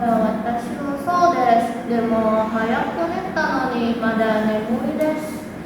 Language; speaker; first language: Japanese; non-native, learner; Indonesian